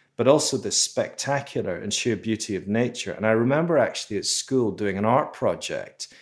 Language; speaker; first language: English; native; English